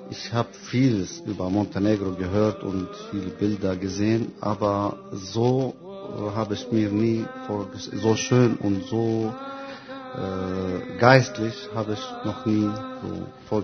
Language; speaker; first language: German; non-native, fluent; Arabic